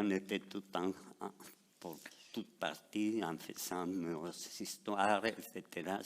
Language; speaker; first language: French; non-native, fluent; Spanish